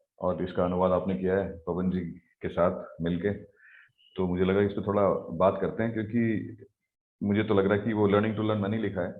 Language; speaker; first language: Hindi; non-native, local second language; Malayalam